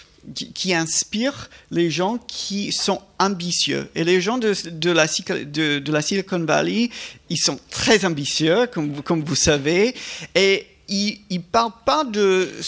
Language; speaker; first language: French; non-native, fluent; English